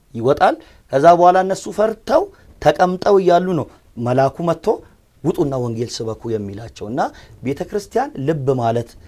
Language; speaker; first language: Amharic; native; Amharic